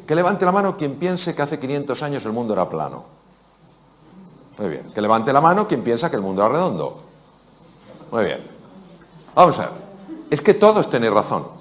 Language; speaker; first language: Spanish; native; Spanish